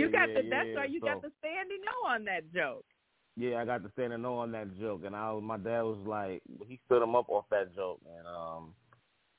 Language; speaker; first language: English; native; English